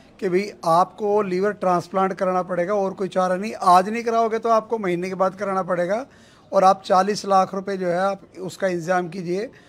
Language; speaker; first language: Hindi; native; Hindi